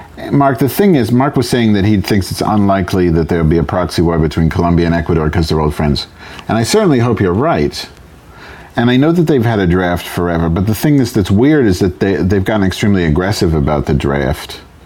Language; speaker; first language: English; native; English